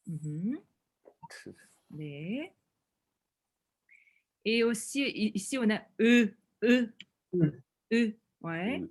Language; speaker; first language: French; non-native, fluent; Korean